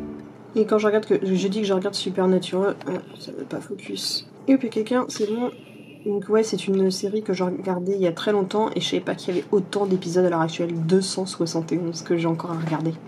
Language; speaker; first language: French; native; French